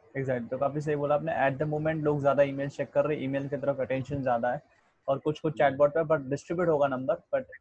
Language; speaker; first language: Hindi; native; Hindi